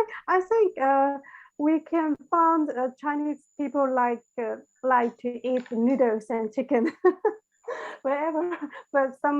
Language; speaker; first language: English; non-native, learner; Chinese